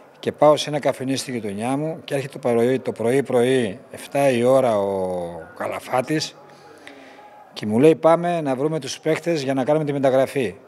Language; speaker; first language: Greek; native; Greek